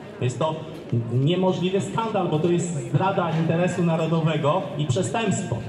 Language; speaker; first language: Polish; native; Polish